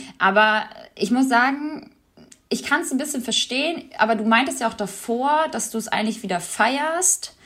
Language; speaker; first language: German; early bilingual, other home language; Albanian